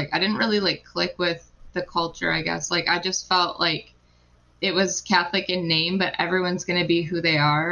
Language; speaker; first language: English; native; English